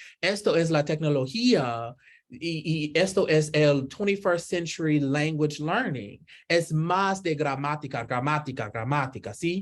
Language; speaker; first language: Spanish; non-native, learner; English